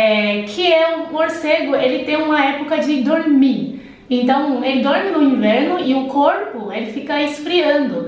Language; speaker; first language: Portuguese; non-native, fluent; Chinese